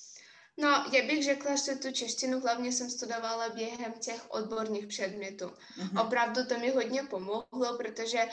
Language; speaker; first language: Czech; non-native, fluent; Russian